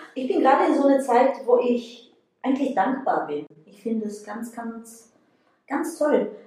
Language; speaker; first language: German; non-native, fluent; Bulgarian